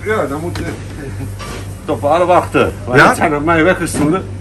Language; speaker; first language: Dutch; non-native, learner; Italian